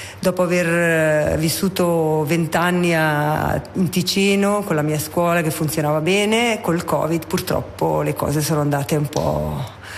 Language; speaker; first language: Italian; native; Italian